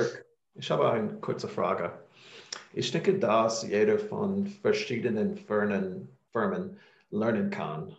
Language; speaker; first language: German; non-native, learner; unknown